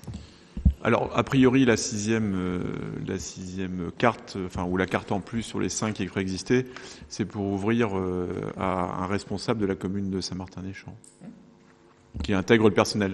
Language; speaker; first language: French; native; French